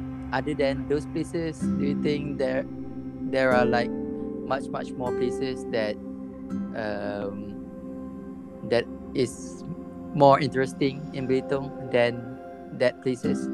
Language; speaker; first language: English; non-native, local second language; Malay